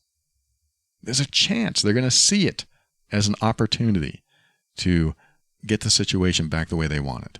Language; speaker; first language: English; native; English